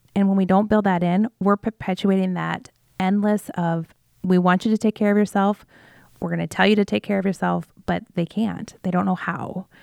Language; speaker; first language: English; native; English